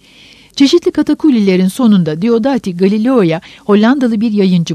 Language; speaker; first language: Turkish; native; Turkish